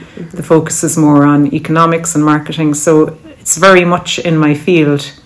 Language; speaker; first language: English; native; English